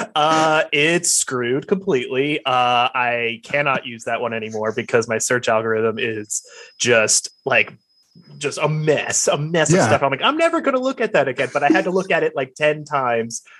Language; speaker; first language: English; native; English